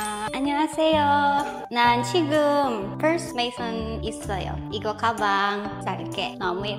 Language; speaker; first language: Korean; non-native, learner; Filipino